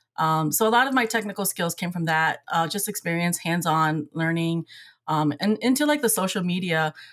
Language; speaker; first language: English; early bilingual, other home language; Hmong